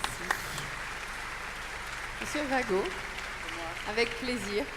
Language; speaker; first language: French; native; French